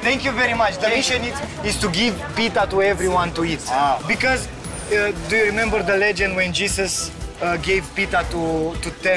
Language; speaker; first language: English; non-native, learner; Romanian